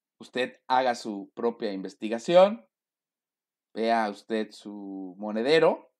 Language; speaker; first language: Spanish; native; Spanish